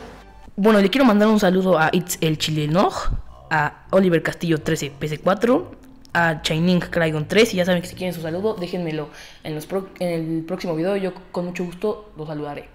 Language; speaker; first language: Spanish; native; Spanish